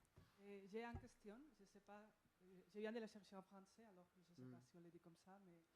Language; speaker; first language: French; non-native, learner; Spanish